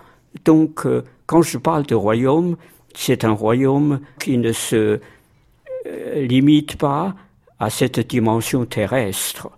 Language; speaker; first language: French; non-native, fluent; Chinese